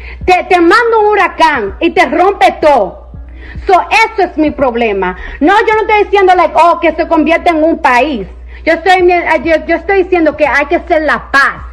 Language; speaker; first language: Spanish; early bilingual, heritage; Spanish